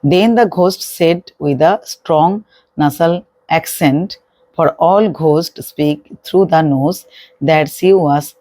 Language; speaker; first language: English; non-native, local second language; Bangla